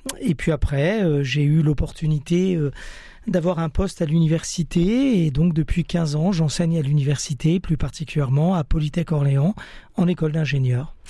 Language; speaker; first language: French; early bilingual, other home language; Italian